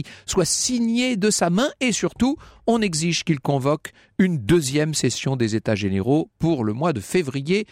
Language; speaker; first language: French; native; French